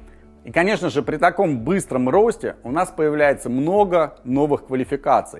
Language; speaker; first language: Russian; native; Russian